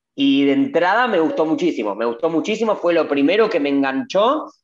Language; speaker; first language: Spanish; native; Spanish